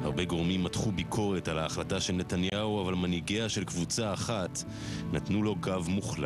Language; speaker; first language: Hebrew; native; Hebrew